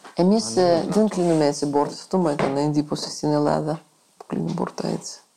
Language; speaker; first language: Greek; non-native, fluent; Russian